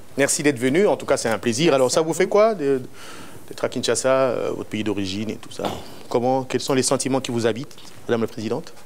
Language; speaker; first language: French; non-native, local second language; Lingala